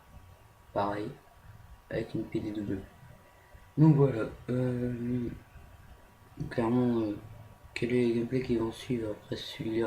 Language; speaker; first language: French; native; French